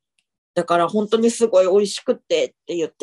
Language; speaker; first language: Japanese; native; Japanese